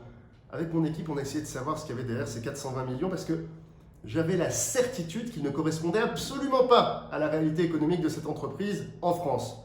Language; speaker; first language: French; native; French